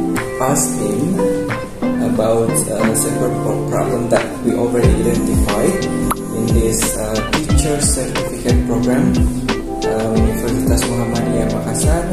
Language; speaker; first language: English; non-native, local second language; Indonesian